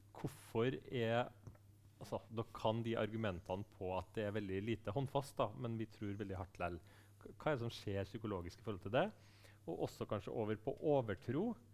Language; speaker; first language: Norwegian; native; Norwegian